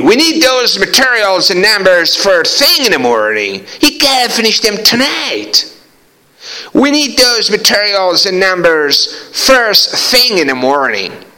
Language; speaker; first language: English; non-native, fluent; Persian